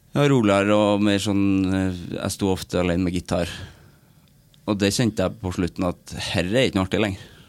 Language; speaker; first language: Norwegian; native; Norwegian